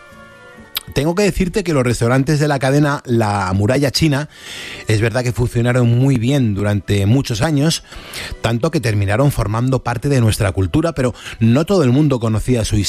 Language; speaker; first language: Spanish; native; Spanish